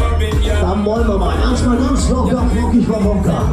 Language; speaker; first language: German; native; German